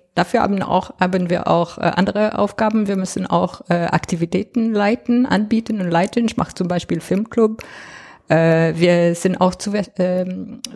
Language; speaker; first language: German; non-native, fluent; French